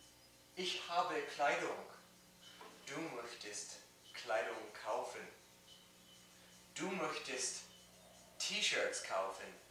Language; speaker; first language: German; non-native, learner; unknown